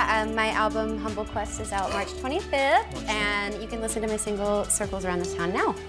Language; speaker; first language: English; native; English